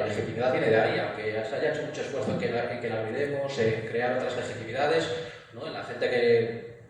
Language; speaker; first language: Spanish; native; Spanish